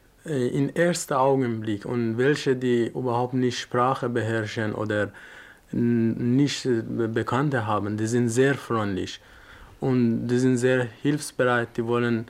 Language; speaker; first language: German; non-native, learner; Persian